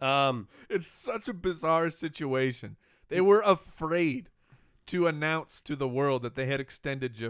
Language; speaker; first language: English; native; English